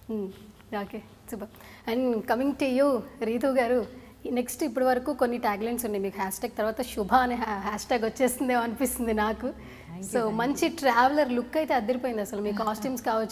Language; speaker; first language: Telugu; native; Telugu